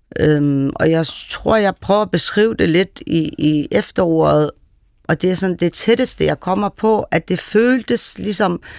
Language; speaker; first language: Danish; early bilingual, other home language; Persian